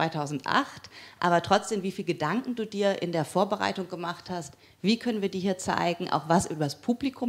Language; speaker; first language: German; native; German